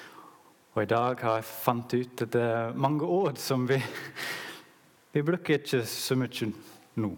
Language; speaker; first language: Norwegian; non-native, learner; English